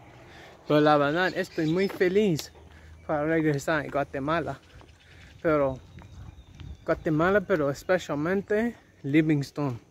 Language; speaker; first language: Spanish; non-native, learner; English